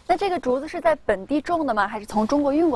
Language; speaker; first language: Chinese; native; Chinese